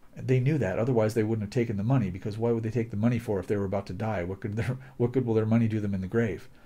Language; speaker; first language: English; native; English